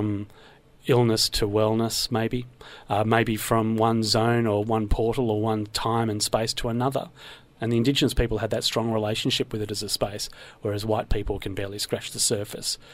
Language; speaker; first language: English; native; English